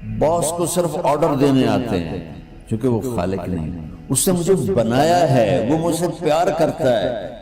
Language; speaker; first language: Urdu; non-native, local second language; Punjabi